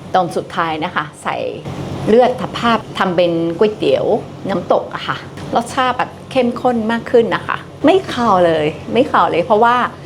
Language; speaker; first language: Thai; non-native, fluent; Japanese